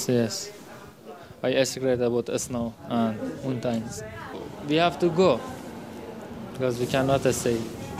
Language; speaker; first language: English; non-native, learner; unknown